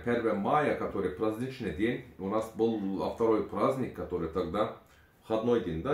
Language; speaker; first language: Russian; non-native, learner; Turkish